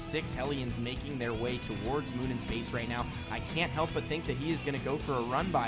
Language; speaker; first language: English; native; English